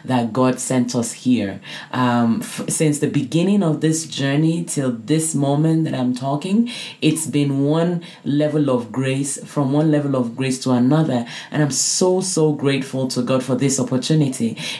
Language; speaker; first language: English; non-native, local second language; Yoruba